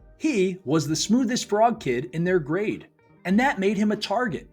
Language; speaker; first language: English; native; English